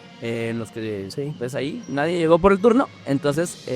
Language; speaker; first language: Spanish; native; Spanish